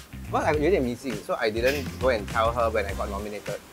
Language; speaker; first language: English; non-native, local second language; Tamil